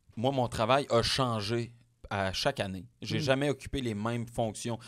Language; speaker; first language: French; native; French